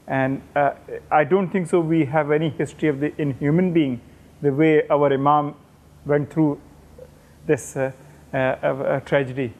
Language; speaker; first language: English; non-native, local second language; Urdu